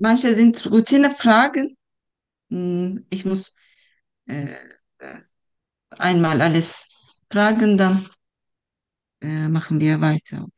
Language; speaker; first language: German; non-native, fluent; Turkish